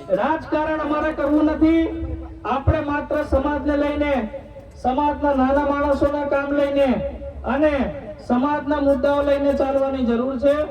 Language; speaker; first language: Gujarati; non-native, local second language; Rathawi